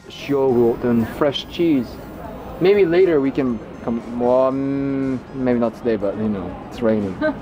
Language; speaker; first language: English; non-native, fluent; Japanese